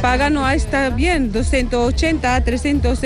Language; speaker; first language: Spanish; non-native, learner; Arabic